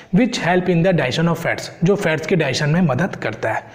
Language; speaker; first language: Hindi; native; Hindi